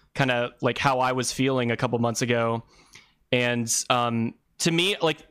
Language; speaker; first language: English; native; English